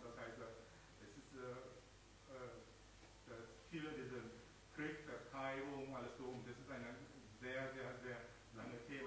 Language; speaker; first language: German; non-native, learner; Vietnamese